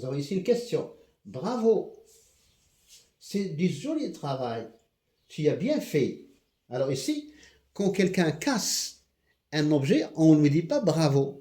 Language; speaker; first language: French; non-native, local second language; Arabic